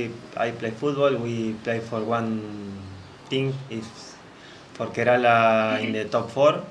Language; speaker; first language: English; non-native, learner; Spanish